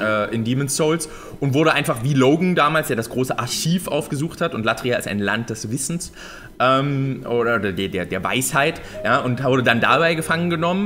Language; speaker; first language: German; native; German